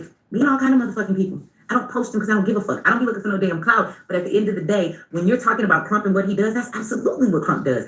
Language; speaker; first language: English; native; English